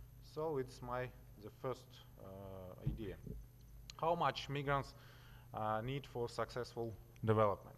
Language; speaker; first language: English; non-native, learner; Russian